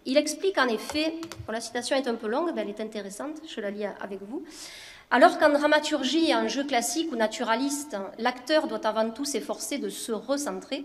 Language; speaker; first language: French; native; French